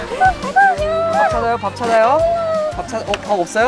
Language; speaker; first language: Korean; early bilingual, heritage; Korean